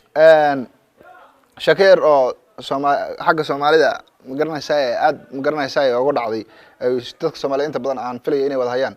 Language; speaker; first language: Somali; native; Somali